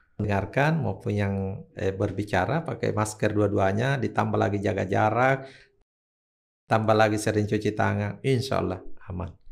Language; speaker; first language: Indonesian; native; Indonesian